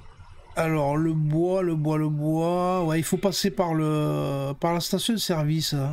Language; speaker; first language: French; native; French